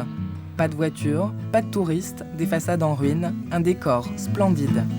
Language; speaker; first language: French; native; French